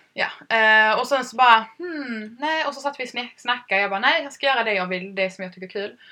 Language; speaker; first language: Swedish; native; Swedish